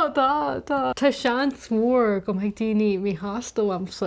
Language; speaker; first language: Irish; non-native, learner; English